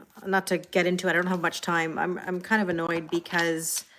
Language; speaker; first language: English; native; English